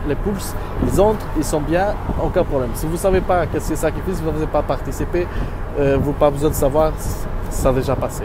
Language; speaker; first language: French; non-native, learner; Portuguese